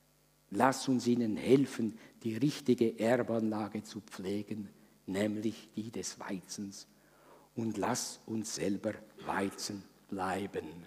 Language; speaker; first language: German; native; German